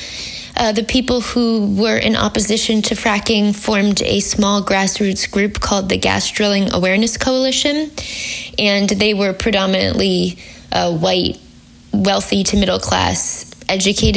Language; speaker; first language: English; native; English